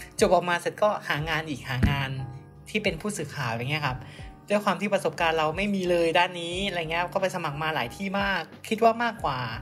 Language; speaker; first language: Thai; native; Thai